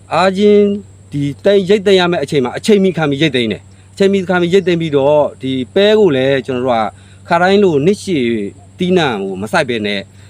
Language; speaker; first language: Burmese; native; Burmese